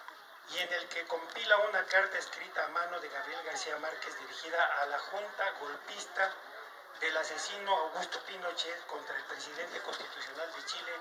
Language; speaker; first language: Spanish; native; Spanish